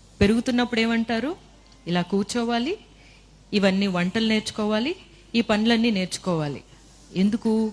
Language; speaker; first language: Telugu; native; Telugu